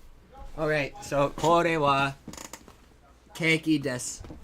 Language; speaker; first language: Japanese; non-native, learner; English